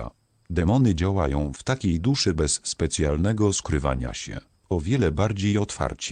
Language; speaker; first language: Polish; native; Polish